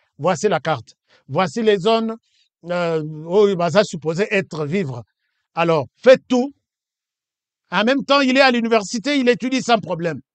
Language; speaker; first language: French; non-native, local second language; Lingala